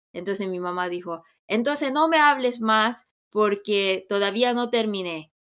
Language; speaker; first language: Spanish; non-native, fluent; Korean